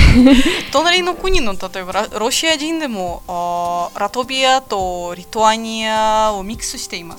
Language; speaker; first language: Japanese; non-native, fluent; Latvian